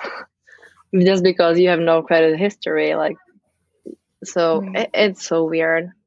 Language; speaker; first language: English; non-native, fluent; Czech